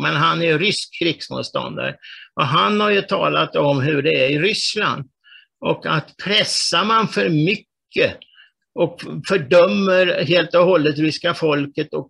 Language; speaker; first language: Swedish; native; Swedish